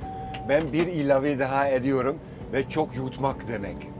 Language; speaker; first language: Turkish; non-native, fluent; Dutch